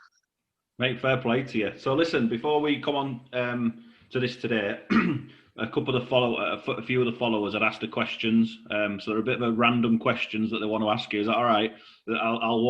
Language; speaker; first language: English; native; English